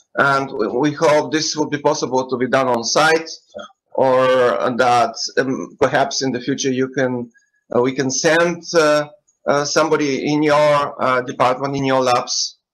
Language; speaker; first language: English; non-native, fluent; Bulgarian